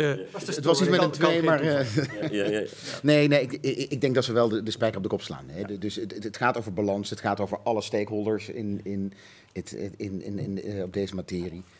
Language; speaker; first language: Dutch; native; Dutch